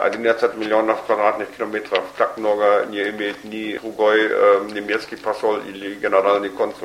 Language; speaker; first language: Russian; non-native, fluent; German